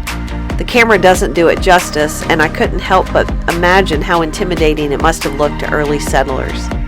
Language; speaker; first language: English; native; English